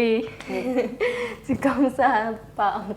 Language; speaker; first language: French; non-native, learner; Khmer